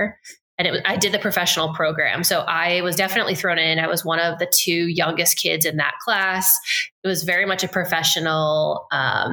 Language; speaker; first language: English; native; English